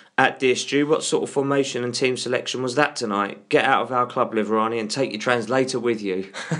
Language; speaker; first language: English; native; English